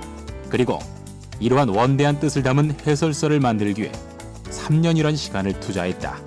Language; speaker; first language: Korean; native; Korean